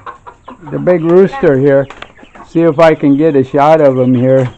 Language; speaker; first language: English; native; English